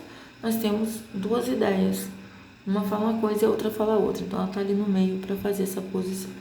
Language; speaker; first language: Portuguese; native; Portuguese